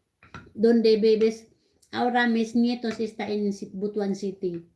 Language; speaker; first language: Spanish; non-native, learner; Cebuano